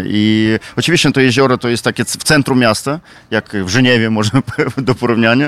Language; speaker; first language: Polish; non-native, fluent; Ukrainian